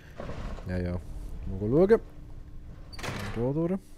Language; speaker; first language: German; native; German